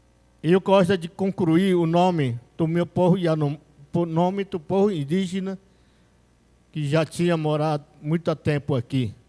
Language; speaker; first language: Portuguese; non-native, local second language; Yanomámi